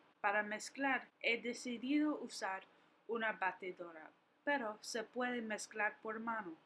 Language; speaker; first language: Spanish; non-native, learner; English